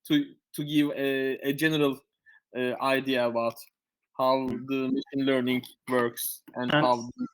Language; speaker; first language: English; non-native, fluent; Turkish